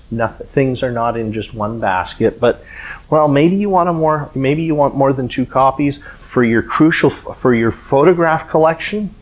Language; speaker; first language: English; native; English